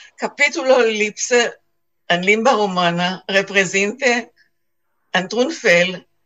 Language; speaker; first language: Romanian; non-native, learner; Hebrew